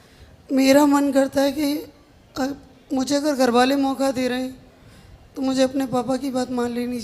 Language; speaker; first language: Hindi; native; Hindi